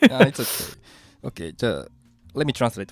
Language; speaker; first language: English; non-native, fluent; Japanese